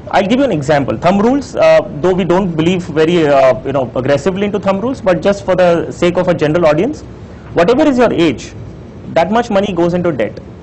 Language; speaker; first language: English; non-native, local second language; Hindi